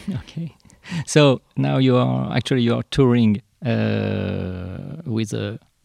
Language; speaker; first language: English; non-native, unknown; French